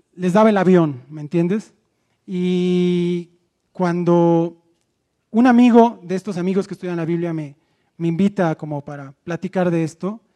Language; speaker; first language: Spanish; native; Spanish